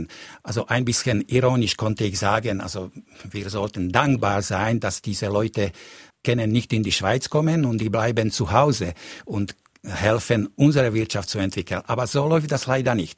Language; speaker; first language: German; non-native, fluent; Slovak